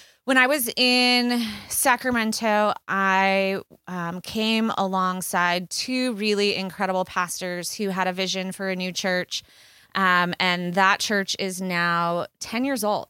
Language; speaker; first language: English; native; English